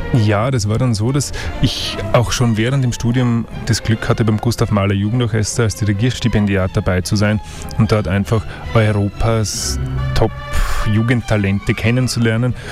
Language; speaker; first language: German; native; German